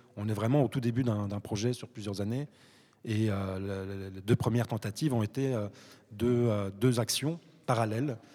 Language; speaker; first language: French; early bilingual, other home language; Arabic